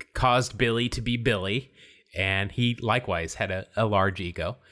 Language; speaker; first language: English; native; English